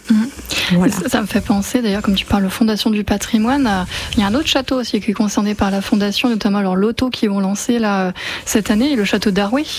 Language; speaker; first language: French; native; French